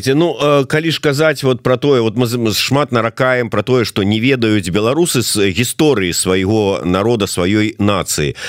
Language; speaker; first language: Belarusian; non-native, local second language; Russian